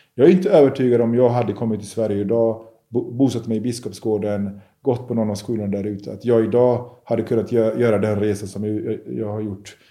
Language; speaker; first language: Swedish; early bilingual, other home language; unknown